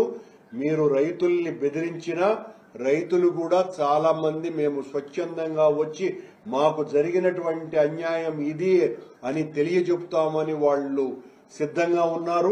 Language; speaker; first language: Telugu; native; Telugu